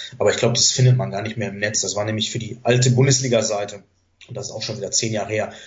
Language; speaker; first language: German; early bilingual, other home language; Greek